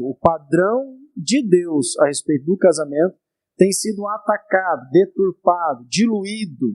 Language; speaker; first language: Portuguese; native; Portuguese